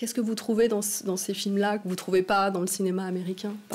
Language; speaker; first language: French; native; French